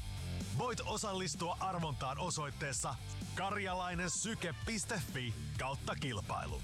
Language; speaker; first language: Finnish; native; Finnish